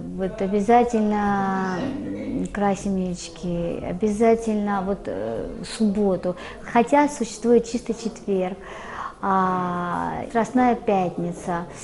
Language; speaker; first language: Russian; non-native, local second language; Georgian